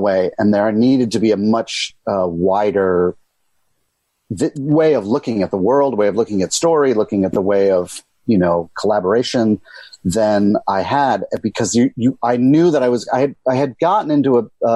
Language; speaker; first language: English; native; English